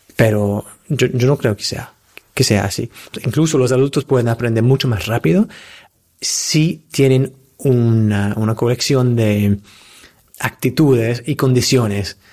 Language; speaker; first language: Spanish; non-native, fluent; English